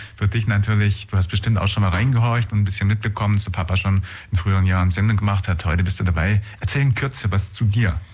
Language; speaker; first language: German; native; German